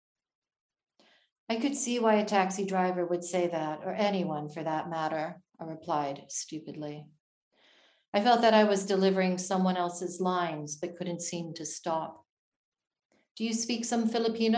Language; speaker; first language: English; native; English